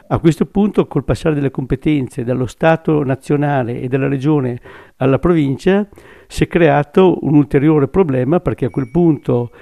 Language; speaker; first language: Italian; native; Italian